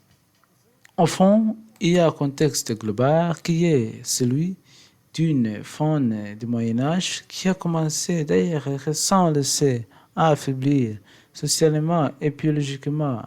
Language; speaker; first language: French; non-native, learner; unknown